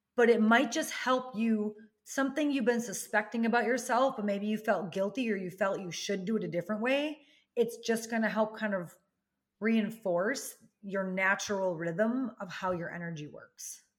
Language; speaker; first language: English; native; English